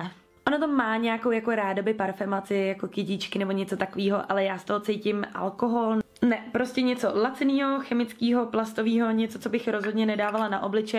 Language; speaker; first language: Czech; native; Czech